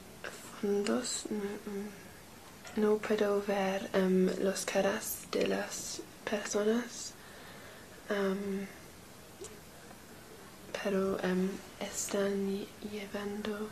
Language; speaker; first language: Spanish; non-native, learner; English